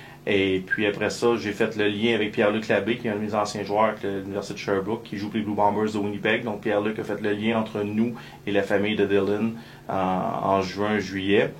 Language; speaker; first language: French; native; French